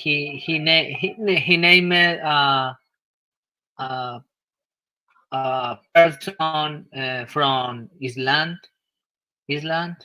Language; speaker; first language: English; non-native, learner; Spanish